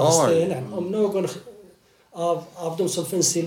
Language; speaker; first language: Swedish; non-native, fluent; Arabic